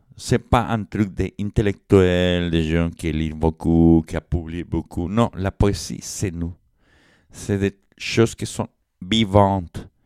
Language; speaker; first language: French; non-native, fluent; Spanish